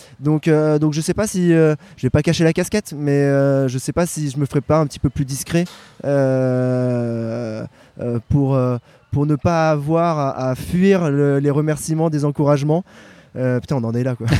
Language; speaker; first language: French; native; French